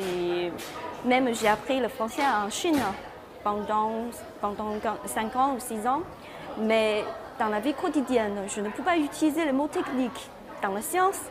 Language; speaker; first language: French; non-native, learner; Chinese